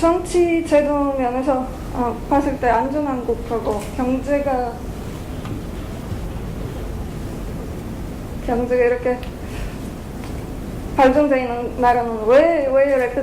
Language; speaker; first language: Korean; non-native, fluent; Bulgarian